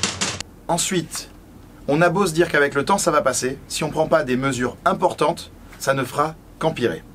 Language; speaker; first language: French; native; French